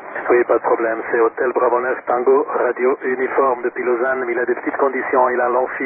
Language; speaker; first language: French; native; French